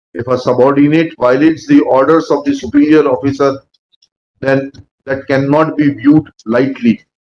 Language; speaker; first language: English; non-native, local second language; Hindi